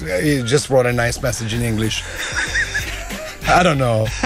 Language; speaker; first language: English; non-native, fluent; Italian